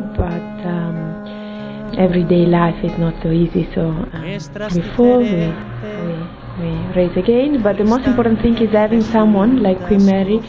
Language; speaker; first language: English; non-native, learner; Italian